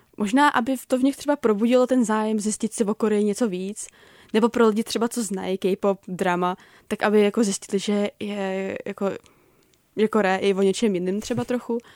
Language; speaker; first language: Czech; native; Czech